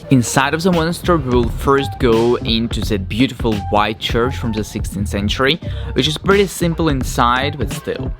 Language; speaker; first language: English; non-native, fluent; Russian